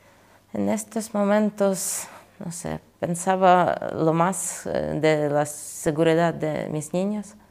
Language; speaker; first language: Spanish; non-native, fluent; Ukrainian